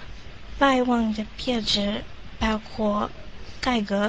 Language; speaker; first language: Chinese; non-native, learner; English